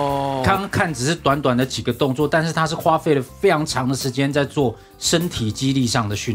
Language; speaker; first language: Chinese; native; Chinese